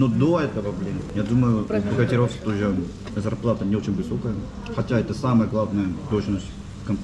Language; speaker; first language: Russian; non-native, fluent; Korean